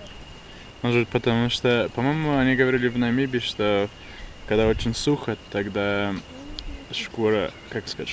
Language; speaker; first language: Russian; non-native, fluent; English